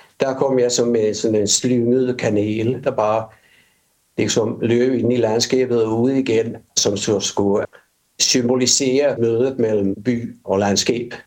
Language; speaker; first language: Danish; non-native, fluent; Finnish